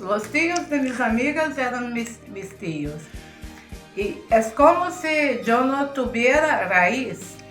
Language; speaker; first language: Spanish; early bilingual, heritage; Spanish